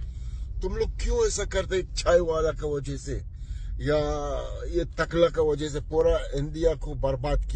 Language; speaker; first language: Hindi; non-native, learner; Arabic